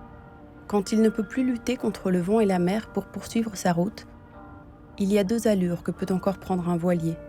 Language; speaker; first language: French; native; French